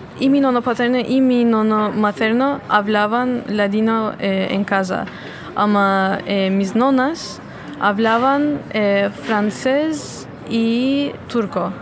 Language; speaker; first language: Spanish; non-native, fluent; Turkish